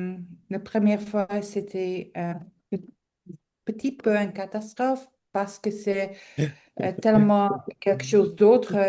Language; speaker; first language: French; non-native, local second language; Dutch